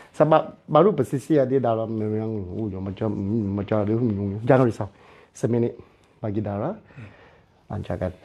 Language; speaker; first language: Malay; non-native, local second language; Chinese